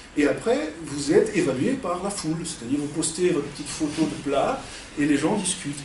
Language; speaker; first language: French; non-native, fluent; Portuguese